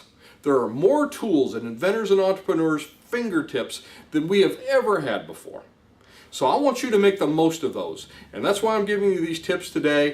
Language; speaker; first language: English; native; English